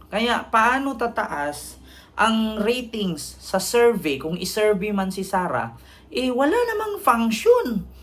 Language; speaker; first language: Filipino; non-native, local second language; Cebuano